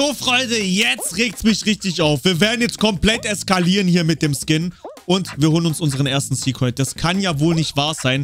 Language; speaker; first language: German; native; German